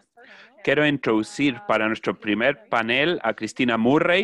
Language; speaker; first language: Spanish; non-native, fluent; English